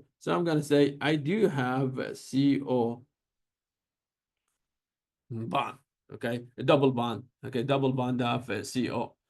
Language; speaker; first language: English; non-native, fluent; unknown